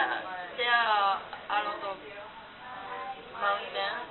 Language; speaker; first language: English; non-native, learner; Japanese